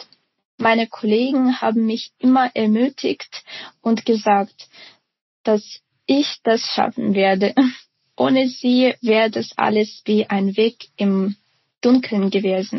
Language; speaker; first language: German; non-native, fluent; Ukrainian